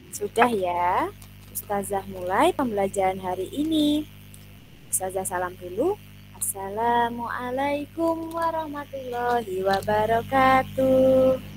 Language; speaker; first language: Indonesian; native; Indonesian